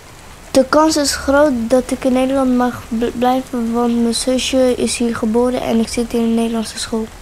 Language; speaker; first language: Dutch; early bilingual, other home language; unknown